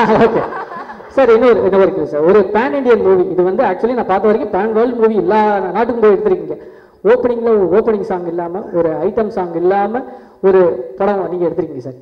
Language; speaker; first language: Tamil; native; Tamil